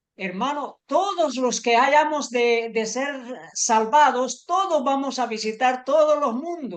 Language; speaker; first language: Spanish; native; Spanish